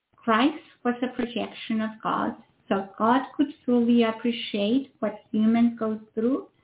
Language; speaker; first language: English; non-native, fluent; Spanish